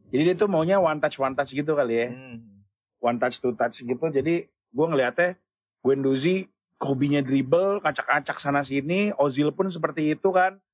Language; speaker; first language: Indonesian; native; Indonesian